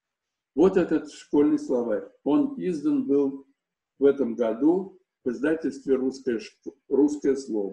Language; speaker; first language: Russian; native; Russian